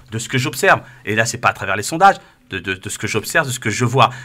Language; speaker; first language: French; native; French